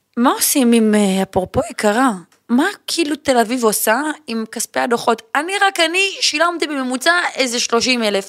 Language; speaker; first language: Hebrew; native; Hebrew